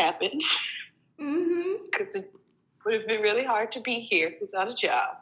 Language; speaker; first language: English; native; English